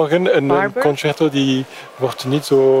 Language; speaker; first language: Dutch; non-native, fluent; French